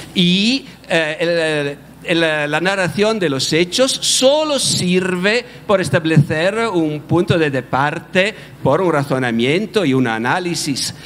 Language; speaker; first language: Spanish; non-native, fluent; Italian